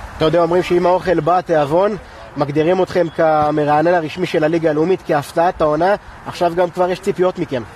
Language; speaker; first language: Hebrew; native; Hebrew